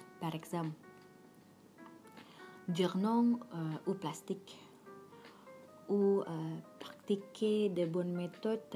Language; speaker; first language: French; non-native, learner; Indonesian